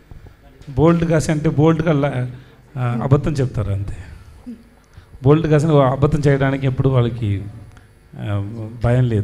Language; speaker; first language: Telugu; non-native, learner; Tamil